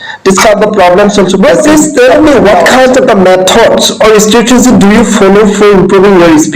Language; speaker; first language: English; non-native, learner; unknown